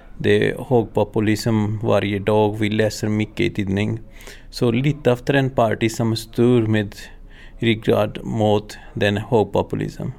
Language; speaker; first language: Swedish; non-native, learner; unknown